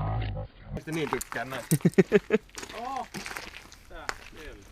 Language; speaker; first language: Finnish; native; Finnish